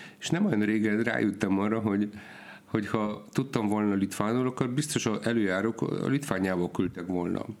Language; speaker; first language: Hungarian; non-native, fluent; Polish